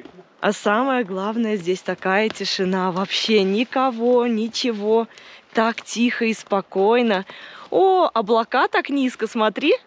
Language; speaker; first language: Russian; native; Russian